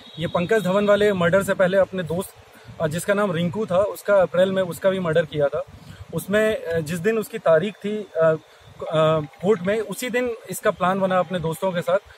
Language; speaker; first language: Hindi; native; Hindi